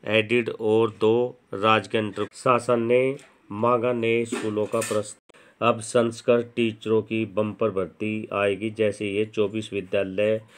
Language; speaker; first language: Hindi; native; Hindi